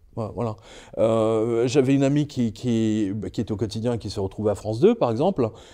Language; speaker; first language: French; early bilingual, other home language; Serbian